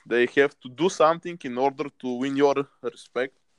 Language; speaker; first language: English; non-native, fluent; Bulgarian